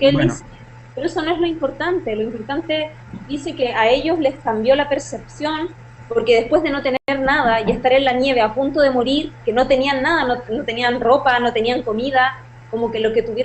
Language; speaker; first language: Spanish; native; Spanish